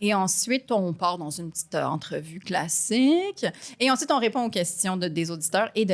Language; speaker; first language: French; native; French